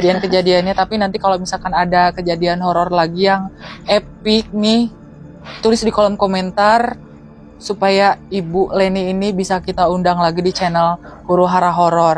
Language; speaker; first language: Indonesian; native; Indonesian